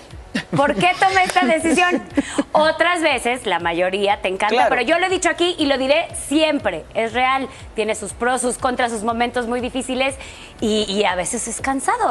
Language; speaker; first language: Spanish; native; Spanish